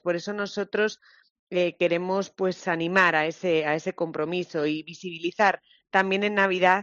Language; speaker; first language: Spanish; native; Spanish